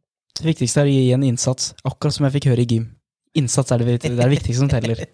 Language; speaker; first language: Norwegian; native; Norwegian